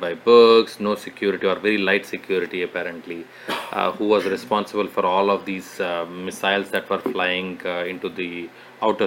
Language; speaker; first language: English; non-native, local second language; Telugu